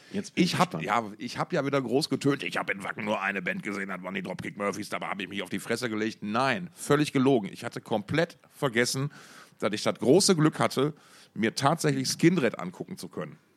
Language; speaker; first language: German; native; German